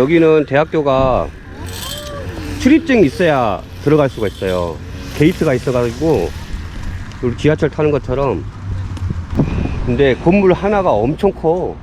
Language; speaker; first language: Korean; native; Korean